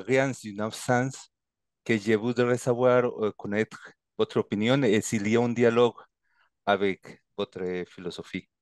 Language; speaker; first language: French; non-native, learner; Spanish